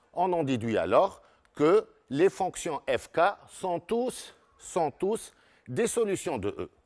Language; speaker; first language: French; non-native, local second language; Arabic